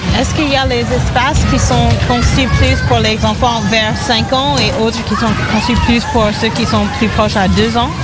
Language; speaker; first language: French; non-native, fluent; English